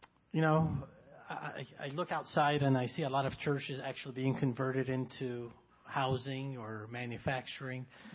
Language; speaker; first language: English; non-native, fluent; Arabic